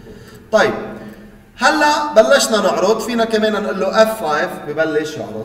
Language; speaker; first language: Arabic; native; Arabic